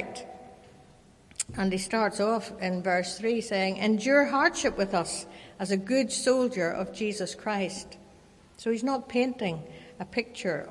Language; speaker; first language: English; native; English